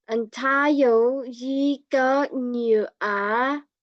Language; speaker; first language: Chinese; non-native, learner; Burmese